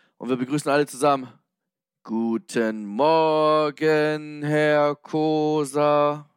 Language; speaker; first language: German; native; German